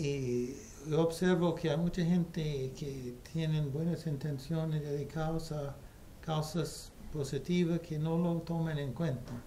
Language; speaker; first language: Spanish; non-native, fluent; English